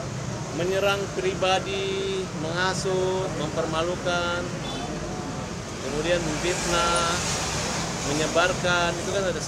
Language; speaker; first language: Indonesian; native; Indonesian